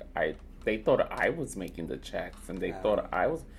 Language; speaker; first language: English; native; English